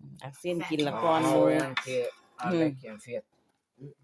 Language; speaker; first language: Swedish; non-native, learner; Thai